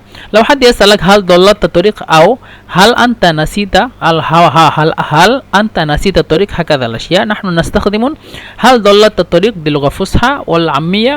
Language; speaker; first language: Arabic; non-native, fluent; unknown